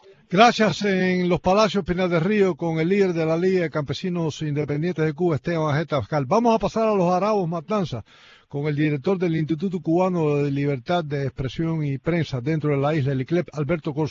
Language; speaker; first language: Spanish; native; Spanish